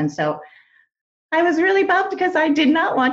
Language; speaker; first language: English; native; English